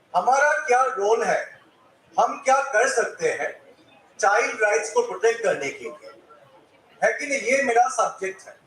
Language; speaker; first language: Hindi; non-native, local second language; Assamese